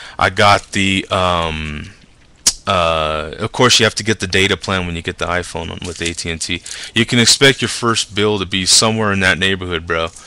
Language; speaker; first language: English; native; English